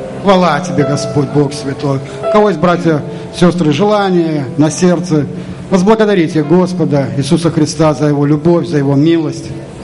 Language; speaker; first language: Russian; native; Russian